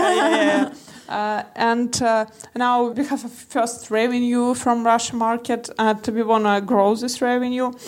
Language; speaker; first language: English; non-native, learner; Russian